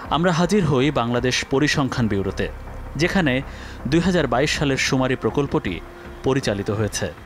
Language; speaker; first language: Bangla; native; Bangla